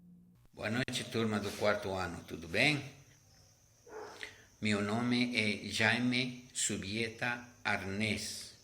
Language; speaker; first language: Portuguese; non-native, fluent; Spanish